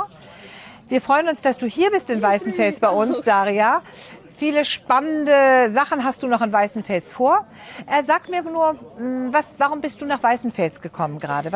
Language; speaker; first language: German; native; German